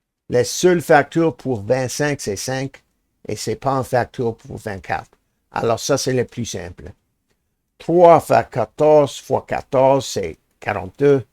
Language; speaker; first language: French; non-native, learner; English